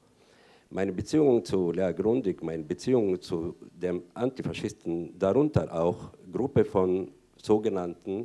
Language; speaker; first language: German; non-native, fluent; Arabic